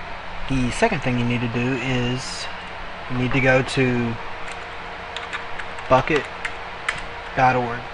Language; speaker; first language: English; native; English